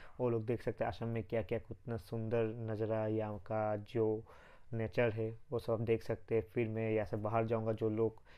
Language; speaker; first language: Hindi; non-native, local second language; Bangla